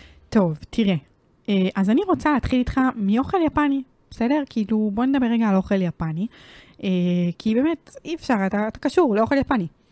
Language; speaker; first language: Hebrew; native; Hebrew